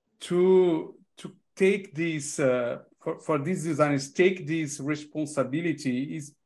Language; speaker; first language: English; non-native, learner; Portuguese